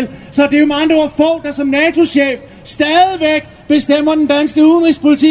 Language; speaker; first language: Danish; native; Danish